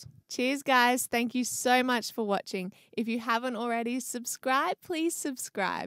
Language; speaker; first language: English; native; English